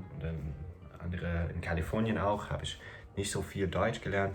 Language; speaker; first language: German; non-native, fluent; English